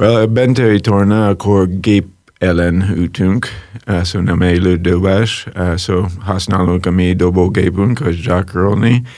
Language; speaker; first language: Hungarian; non-native, learner; English